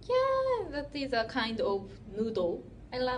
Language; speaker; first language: English; non-native, learner; Japanese